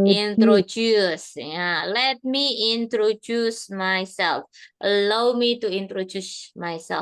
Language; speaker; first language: English; non-native, fluent; Indonesian